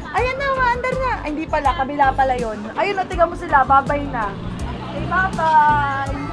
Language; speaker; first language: Filipino; native; Filipino